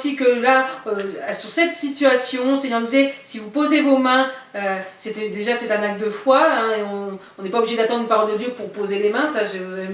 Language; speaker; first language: French; native; French